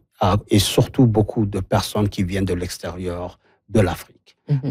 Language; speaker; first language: French; non-native, local second language; Somali